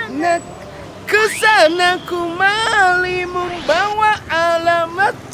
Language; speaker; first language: Indonesian; non-native, fluent; Japanese